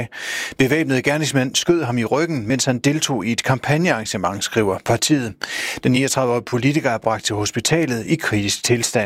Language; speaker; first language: Danish; native; Danish